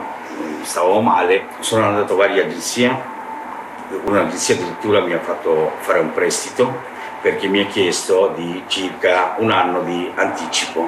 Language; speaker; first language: Italian; non-native, fluent; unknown